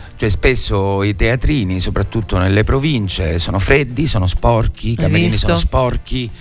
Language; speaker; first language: Italian; native; Italian